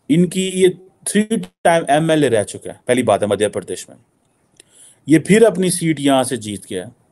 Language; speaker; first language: Urdu; native; Urdu